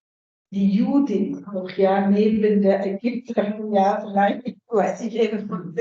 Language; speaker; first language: German; non-native, fluent; Italian